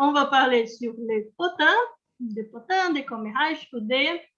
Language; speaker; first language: French; non-native, learner; Portuguese